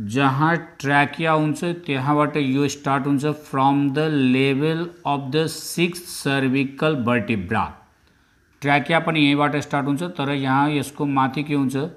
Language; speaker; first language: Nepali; non-native, local second language; Bhojpuri